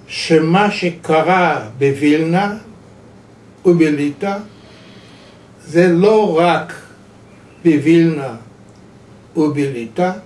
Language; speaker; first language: Hebrew; non-native, fluent; Yiddish